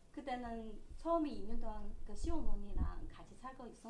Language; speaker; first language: Korean; non-native, learner; Chinese